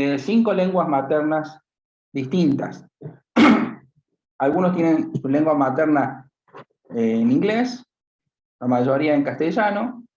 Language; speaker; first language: Spanish; native; Spanish